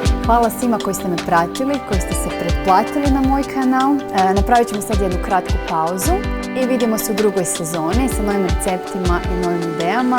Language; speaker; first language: Croatian; native; Croatian